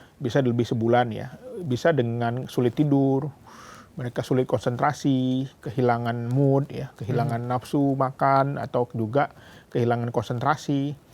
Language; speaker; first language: Indonesian; native; Indonesian